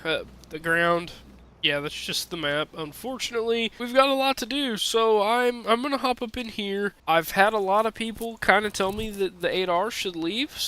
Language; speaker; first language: English; native; English